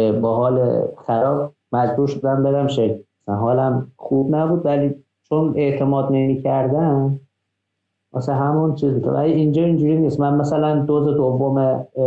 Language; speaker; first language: Persian; non-native, local second language; Azerbaijani